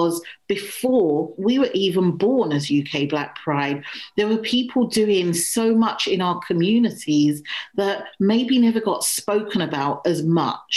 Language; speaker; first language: English; native; English